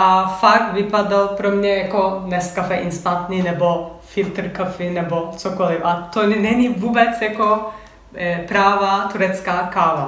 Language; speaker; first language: Czech; non-native, learner; Turkish